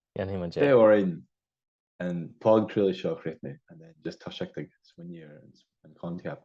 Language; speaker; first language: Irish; non-native, local second language; English